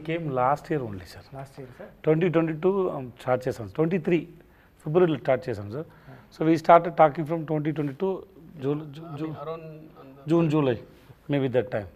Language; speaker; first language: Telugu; non-native, learner; Tamil